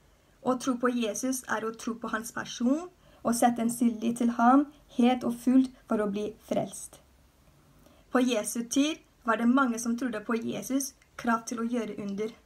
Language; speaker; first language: Norwegian; non-native, fluent; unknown